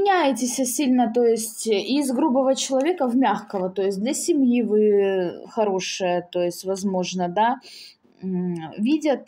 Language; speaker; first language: Russian; native; Russian